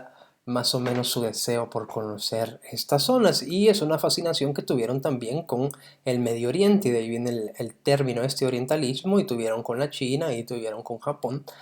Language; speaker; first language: Spanish; native; Spanish